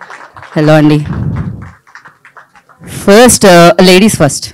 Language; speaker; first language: Telugu; native; Telugu